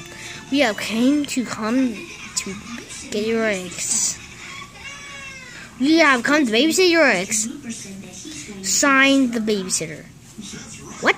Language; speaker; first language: English; native; English